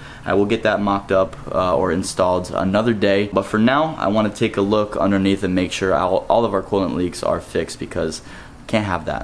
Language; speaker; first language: English; native; English